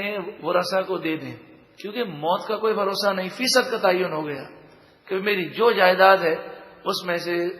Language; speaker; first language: Urdu; native; Urdu